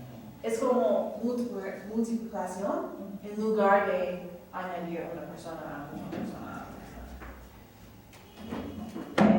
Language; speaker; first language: Spanish; non-native, fluent; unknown